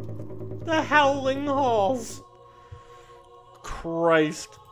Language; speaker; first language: English; native; English